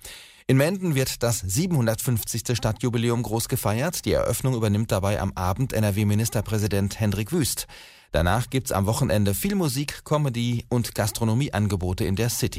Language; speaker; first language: German; native; German